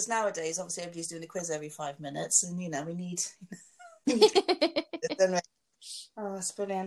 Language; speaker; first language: English; native; English